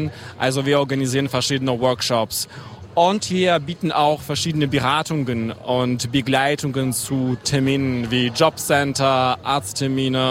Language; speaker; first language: German; non-native, fluent; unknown